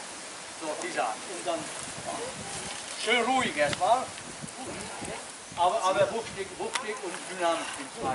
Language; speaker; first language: German; non-native, fluent; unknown